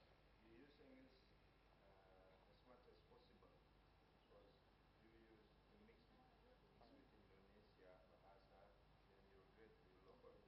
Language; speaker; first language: English; non-native, fluent; Indonesian